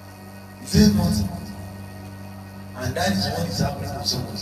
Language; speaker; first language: English; non-native, local second language; Igbo